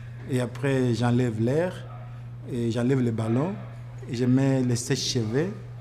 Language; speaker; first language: French; non-native, local second language; Lingala